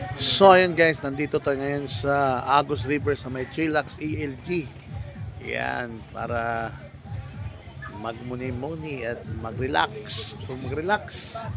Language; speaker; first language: Filipino; native; Filipino